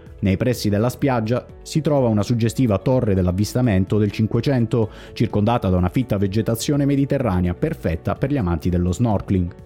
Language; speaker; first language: Italian; native; Italian